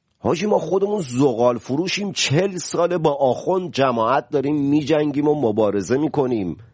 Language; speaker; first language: Persian; native; Persian